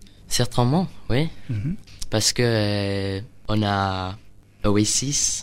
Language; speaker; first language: French; non-native, learner; English